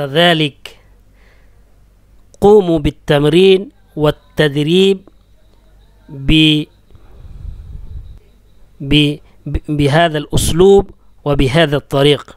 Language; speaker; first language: Urdu; native; Urdu